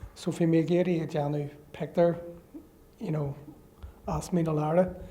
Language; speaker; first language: Irish; non-native, local second language; English